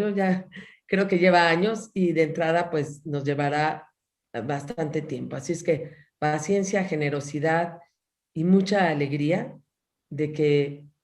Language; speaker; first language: Spanish; native; Spanish